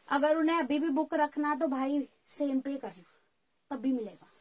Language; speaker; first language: Hindi; native; Hindi